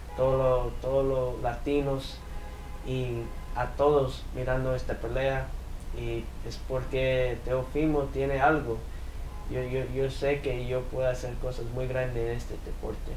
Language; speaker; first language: Spanish; early bilingual, heritage; English